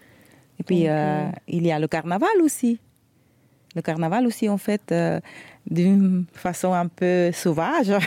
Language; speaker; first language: French; non-native, fluent; Spanish